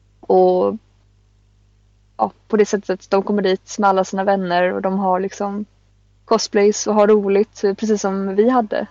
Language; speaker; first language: Swedish; native; Swedish